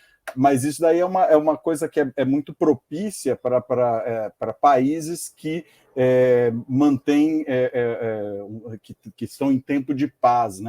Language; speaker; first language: Portuguese; native; Portuguese